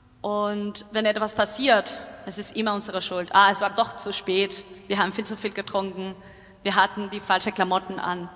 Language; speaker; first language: German; non-native, fluent; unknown